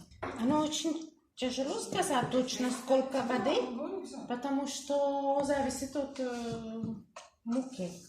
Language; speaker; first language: Russian; non-native, learner; Czech